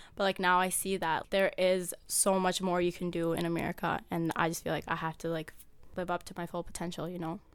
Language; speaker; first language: English; early bilingual, other home language; Amharic